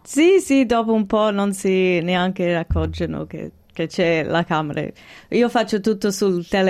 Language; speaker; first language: Italian; early bilingual, heritage; English